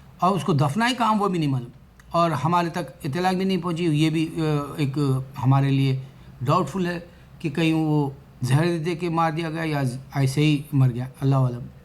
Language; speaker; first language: Urdu; native; Urdu